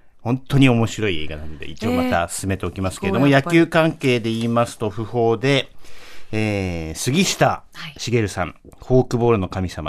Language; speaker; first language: Japanese; native; Japanese